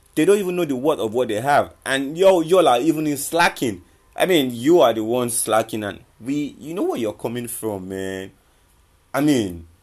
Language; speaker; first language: English; non-native, local second language; Yoruba